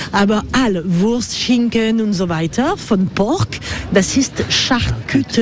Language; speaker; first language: German; non-native, learner; French